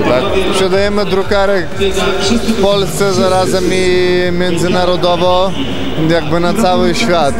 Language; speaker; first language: Polish; non-native, fluent; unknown